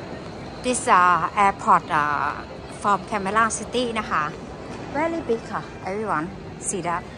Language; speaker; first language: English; non-native, learner; Thai